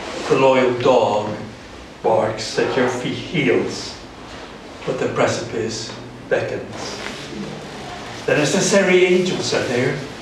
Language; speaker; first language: English; early bilingual, other home language; Spanish